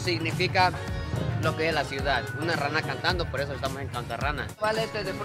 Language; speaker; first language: Spanish; non-native, fluent; Japanese